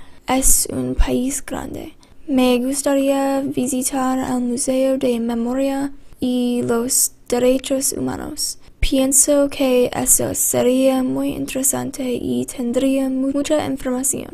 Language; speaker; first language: Spanish; non-native, learner; English